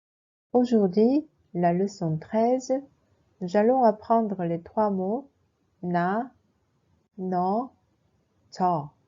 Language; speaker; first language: French; non-native, fluent; Korean